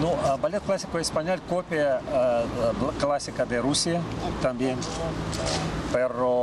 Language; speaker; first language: Spanish; non-native, learner; Russian